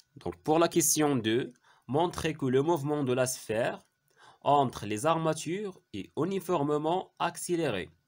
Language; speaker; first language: French; non-native, local second language; Arabic